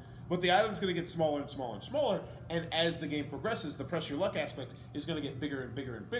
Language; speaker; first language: English; native; English